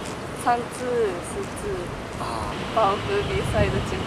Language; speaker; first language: Chinese; non-native, learner; Japanese